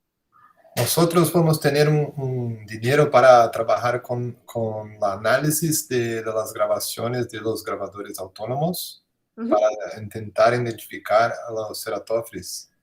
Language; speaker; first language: Spanish; non-native, fluent; Portuguese